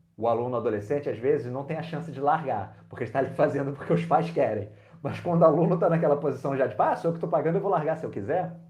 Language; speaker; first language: Portuguese; native; Portuguese